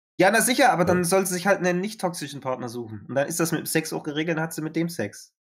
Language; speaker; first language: German; native; German